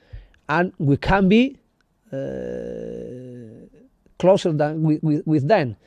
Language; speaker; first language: English; non-native, learner; Spanish